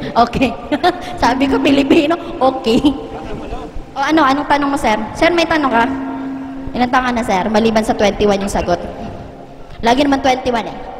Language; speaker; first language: Filipino; non-native, local second language; Chavacano